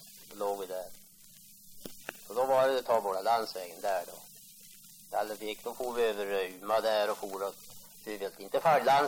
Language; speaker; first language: Swedish; native; Swedish